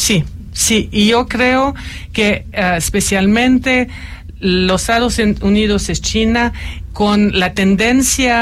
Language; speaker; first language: Spanish; non-native, fluent; French